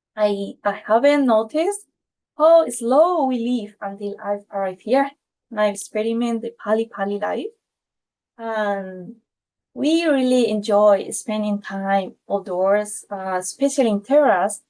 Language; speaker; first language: English; non-native, fluent; Spanish